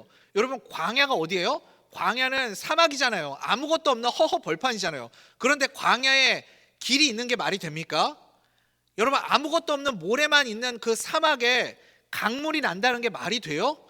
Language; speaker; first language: Korean; native; Korean